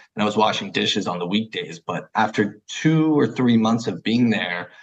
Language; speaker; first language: English; native; English